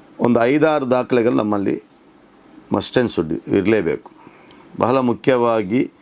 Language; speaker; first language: Kannada; non-native, local second language; Malayalam